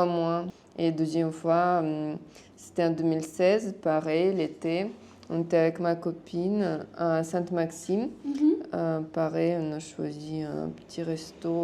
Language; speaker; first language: French; non-native, fluent; Russian